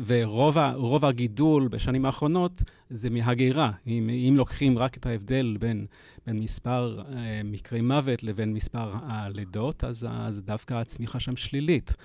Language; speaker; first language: Hebrew; non-native, fluent; English